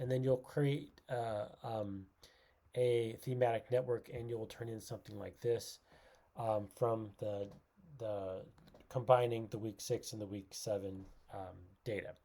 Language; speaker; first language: English; native; English